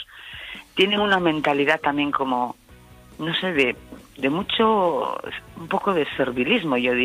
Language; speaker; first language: Spanish; native; Spanish